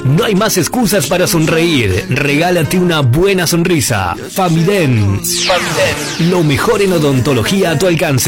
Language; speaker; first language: Spanish; native; Spanish